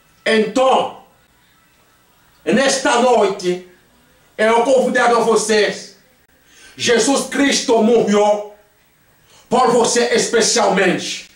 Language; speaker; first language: Portuguese; non-native, learner; Haitian Creole